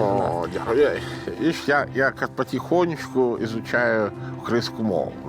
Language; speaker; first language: Ukrainian; non-native, learner; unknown